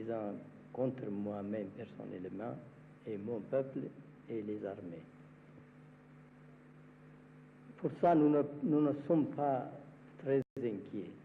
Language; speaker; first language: French; non-native, learner; Amharic